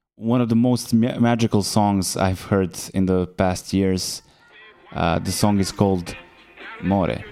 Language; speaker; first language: English; non-native, fluent; Serbian